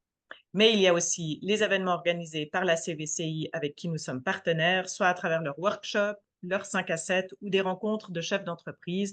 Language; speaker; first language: French; native; French